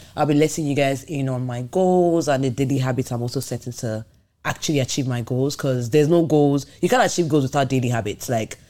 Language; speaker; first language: English; non-native, local second language; Yoruba